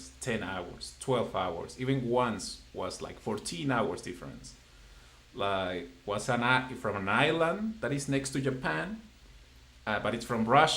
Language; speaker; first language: English; non-native, fluent; Spanish